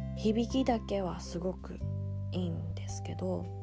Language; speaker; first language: Japanese; early bilingual, other home language; English